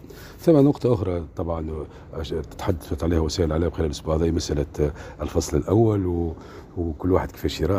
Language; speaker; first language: Arabic; native; Arabic